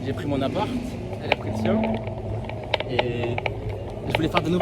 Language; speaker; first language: French; native; French